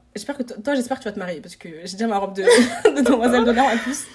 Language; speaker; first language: French; native; French